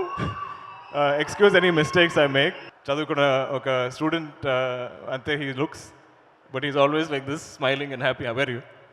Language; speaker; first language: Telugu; non-native, learner; Malayalam